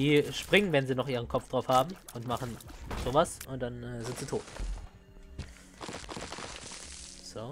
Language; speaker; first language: German; native; German